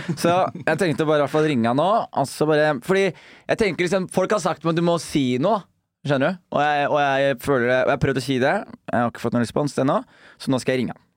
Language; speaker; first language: Norwegian; early bilingual, other home language; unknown